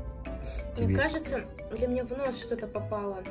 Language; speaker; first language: Russian; native; Russian